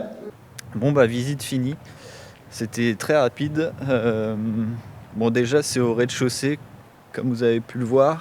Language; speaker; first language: French; native; French